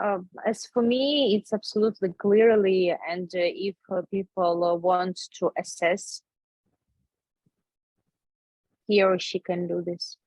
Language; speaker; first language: English; non-native, learner; Ukrainian